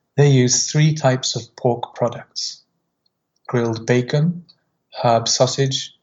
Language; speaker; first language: English; native; English